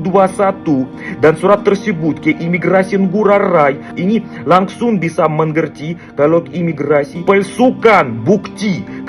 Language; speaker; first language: Indonesian; non-native, fluent; Russian